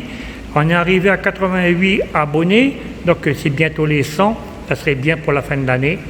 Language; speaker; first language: French; native; French